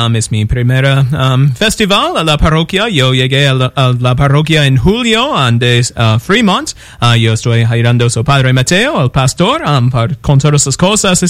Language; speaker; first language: Spanish; non-native, learner; English